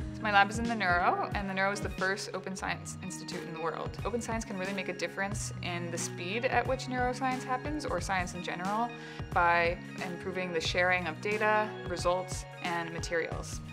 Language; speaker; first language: English; native; English